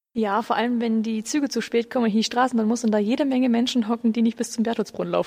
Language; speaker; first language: German; native; German